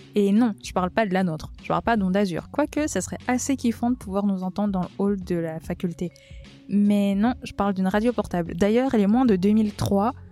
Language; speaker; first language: French; native; French